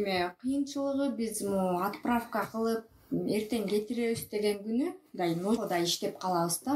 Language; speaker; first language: Kyrgyz; native; Kyrgyz